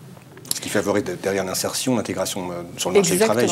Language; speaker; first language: French; native; French